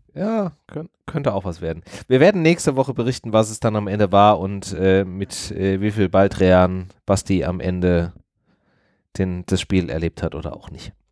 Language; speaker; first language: German; native; German